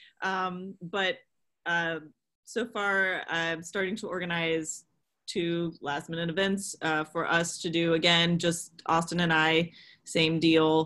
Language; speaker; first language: English; native; English